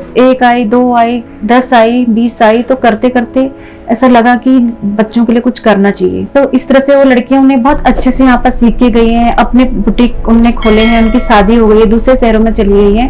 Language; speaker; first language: Hindi; native; Hindi